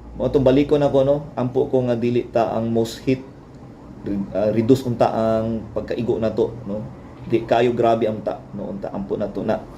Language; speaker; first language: Cebuano; native; Cebuano